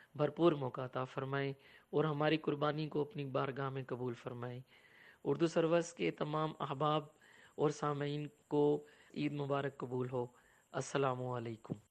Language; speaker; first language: Urdu; non-native, local second language; Punjabi